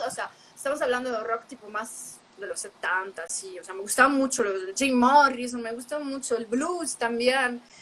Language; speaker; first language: Spanish; non-native, fluent; Italian